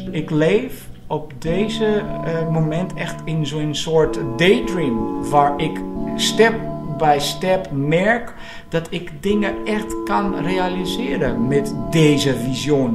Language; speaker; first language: Dutch; non-native, fluent; Portuguese